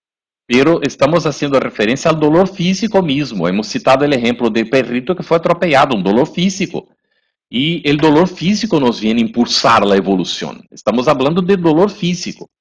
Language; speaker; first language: Spanish; non-native, fluent; Portuguese